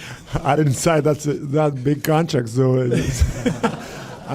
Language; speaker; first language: English; non-native, fluent; Czech